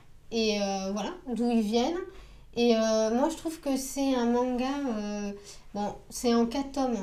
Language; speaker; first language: French; native; French